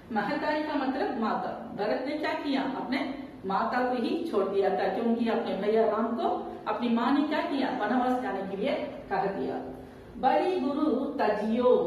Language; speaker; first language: Hindi; non-native, local second language; Tamil